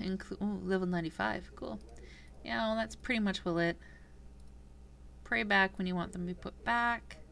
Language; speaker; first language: English; native; English